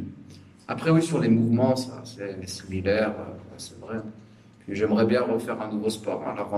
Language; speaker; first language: French; native; French